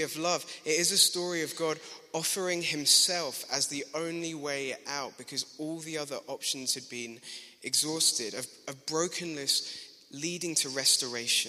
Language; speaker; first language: English; native; English